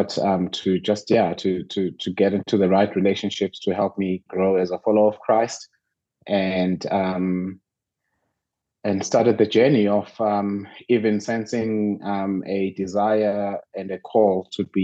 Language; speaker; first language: English; non-native, local second language; Zulu